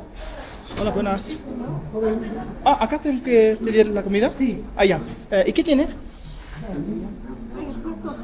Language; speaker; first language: Spanish; non-native, fluent; German